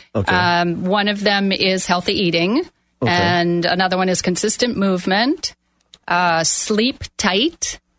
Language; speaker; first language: English; native; English